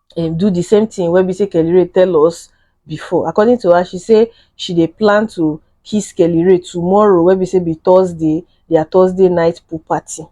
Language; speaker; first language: Nigerian Pidgin; native; Nigerian Pidgin